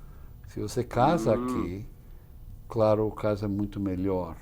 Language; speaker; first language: Portuguese; non-native, fluent; English